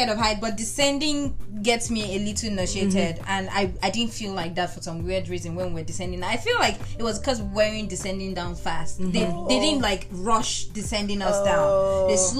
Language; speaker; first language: English; non-native, local second language; Yoruba